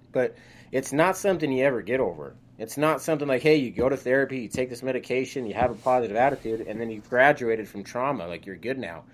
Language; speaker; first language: English; native; English